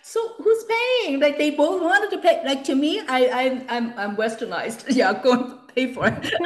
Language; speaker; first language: English; non-native, local second language; Cantonese